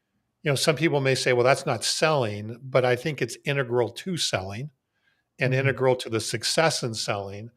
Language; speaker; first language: English; native; English